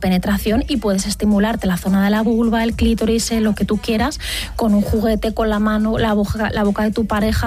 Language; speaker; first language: Spanish; native; Spanish